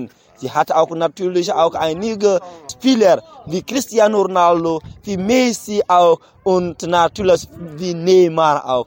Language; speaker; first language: German; non-native, learner; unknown